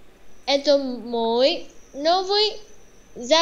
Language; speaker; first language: Russian; non-native, learner; Vietnamese